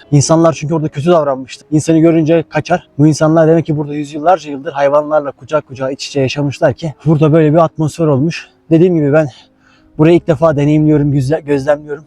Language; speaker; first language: Turkish; native; Turkish